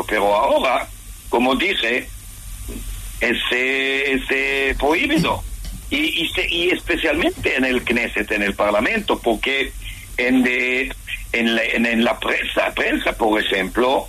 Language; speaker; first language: Spanish; non-native, fluent; Hebrew